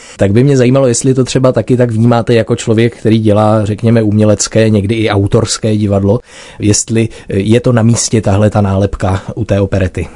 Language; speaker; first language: Czech; native; Czech